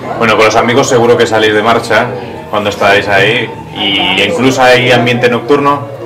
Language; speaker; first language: Spanish; native; Spanish